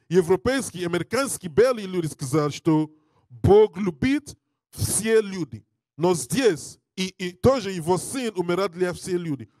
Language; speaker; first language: Russian; non-native, learner; English